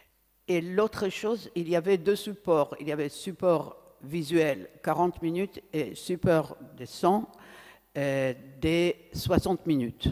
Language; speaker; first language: French; non-native, fluent; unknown